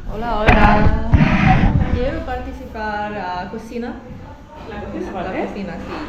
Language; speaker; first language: Spanish; non-native, learner; Korean